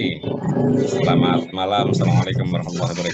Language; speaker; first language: Indonesian; native; Indonesian